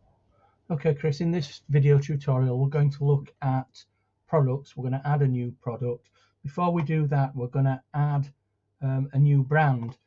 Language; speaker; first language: English; native; English